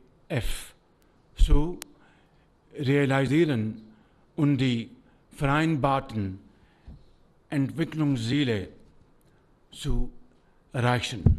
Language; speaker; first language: German; non-native, learner; Urdu